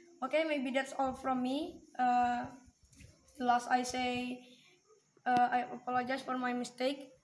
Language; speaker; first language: English; non-native, learner; Indonesian